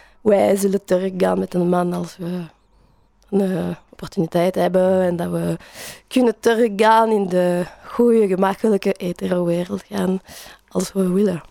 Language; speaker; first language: Dutch; non-native, learner; French